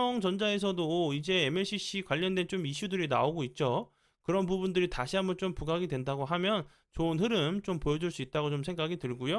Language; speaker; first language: Korean; native; Korean